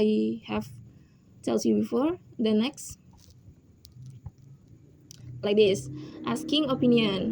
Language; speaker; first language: English; non-native, learner; Indonesian